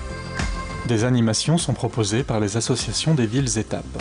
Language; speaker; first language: French; native; French